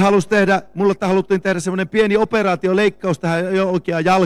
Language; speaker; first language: Finnish; native; Finnish